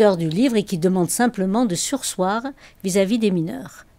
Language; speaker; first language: French; native; French